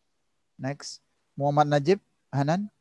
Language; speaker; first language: English; non-native, learner; Indonesian